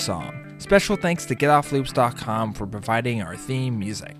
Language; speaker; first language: English; native; English